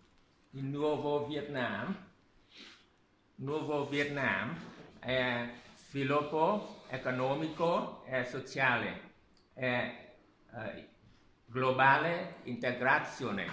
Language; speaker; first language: Italian; non-native, learner; Vietnamese